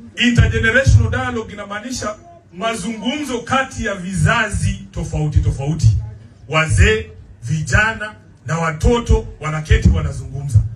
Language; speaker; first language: Swahili; non-native, local second language; Luyia